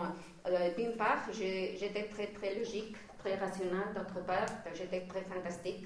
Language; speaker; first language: French; non-native, fluent; Spanish